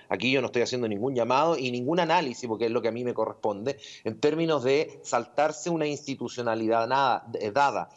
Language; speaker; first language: Spanish; native; Spanish